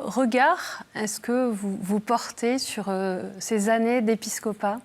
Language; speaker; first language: French; native; French